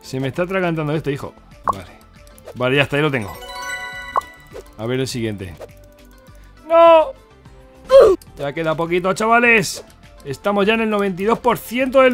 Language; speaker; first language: Spanish; native; Spanish